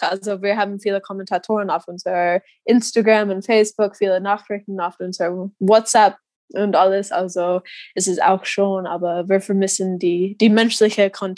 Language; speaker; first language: German; non-native, fluent; English